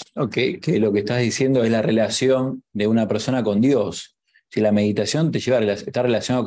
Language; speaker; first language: Spanish; native; Spanish